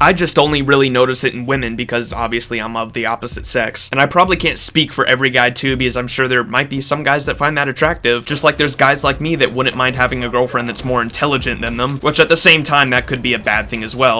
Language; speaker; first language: English; native; English